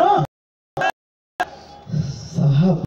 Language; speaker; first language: Hindi; native; Hindi